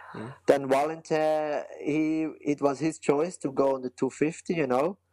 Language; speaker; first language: English; non-native, fluent; Swiss German